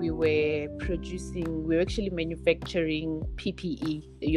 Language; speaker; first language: English; non-native, local second language; Tswana